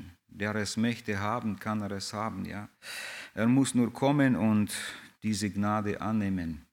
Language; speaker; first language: German; non-native, fluent; Russian